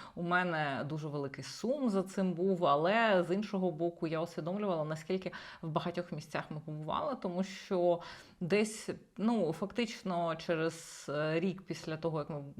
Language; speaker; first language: Ukrainian; native; Ukrainian